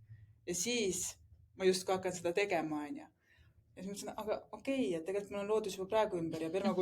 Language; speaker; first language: Estonian; native; Estonian